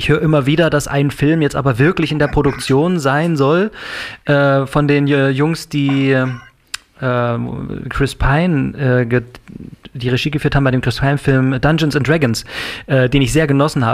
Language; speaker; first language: German; native; German